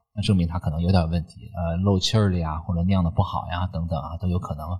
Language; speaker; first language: Chinese; native; Chinese